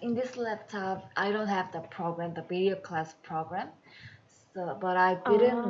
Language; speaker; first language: English; non-native, learner; Korean